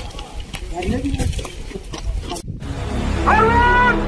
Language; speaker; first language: Indonesian; native; Indonesian